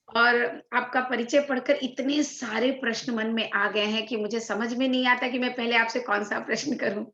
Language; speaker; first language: Hindi; native; Hindi